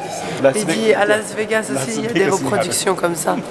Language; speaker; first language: French; native; French